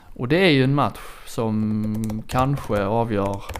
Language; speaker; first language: Swedish; native; Swedish